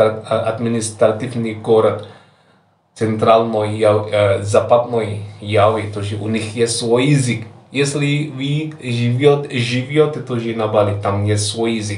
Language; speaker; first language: Russian; non-native, learner; Javanese